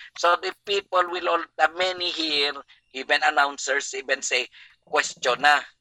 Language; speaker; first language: English; non-native, local second language; Chavacano